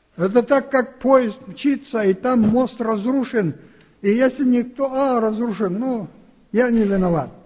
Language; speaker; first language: Russian; early bilingual, heritage; Russian